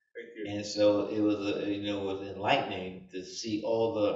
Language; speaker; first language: English; native; English